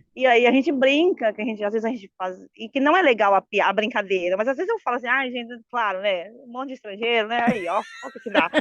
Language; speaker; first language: Portuguese; native; Portuguese